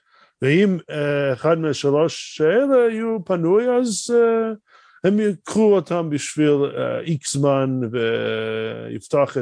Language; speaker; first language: Hebrew; non-native, fluent; English